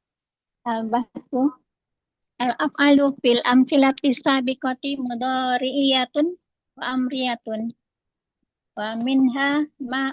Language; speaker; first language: Arabic; non-native, learner; Indonesian